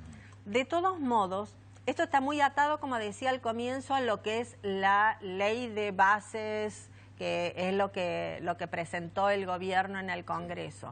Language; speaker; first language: Spanish; native; Spanish